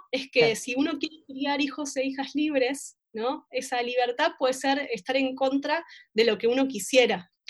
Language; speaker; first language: Spanish; native; Spanish